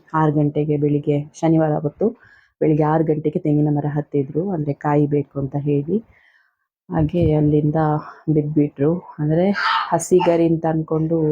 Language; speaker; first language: Kannada; non-native, local second language; Tulu